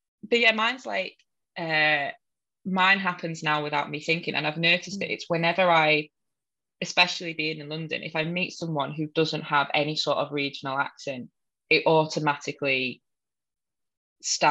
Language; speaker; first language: English; native; English